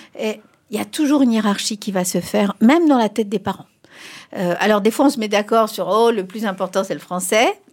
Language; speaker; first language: French; non-native, fluent; Spanish